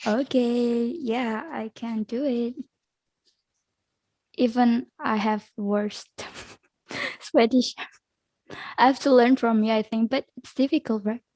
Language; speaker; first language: English; non-native, learner; Indonesian